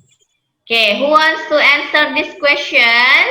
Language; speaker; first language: English; non-native, fluent; Indonesian